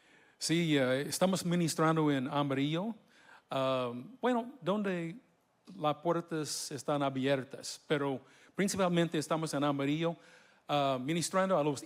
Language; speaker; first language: Spanish; non-native, fluent; English